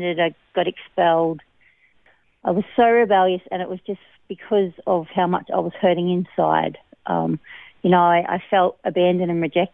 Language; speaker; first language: English; native; English